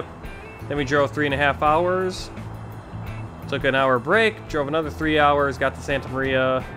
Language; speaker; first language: English; native; English